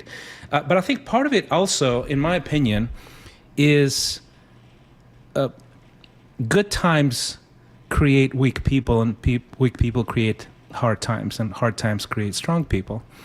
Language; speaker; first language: English; non-native, fluent; Spanish